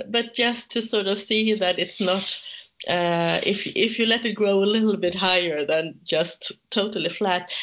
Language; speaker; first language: English; non-native, fluent; Swedish